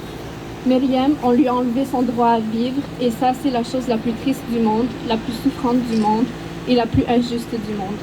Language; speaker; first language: French; early bilingual, other home language; Arabic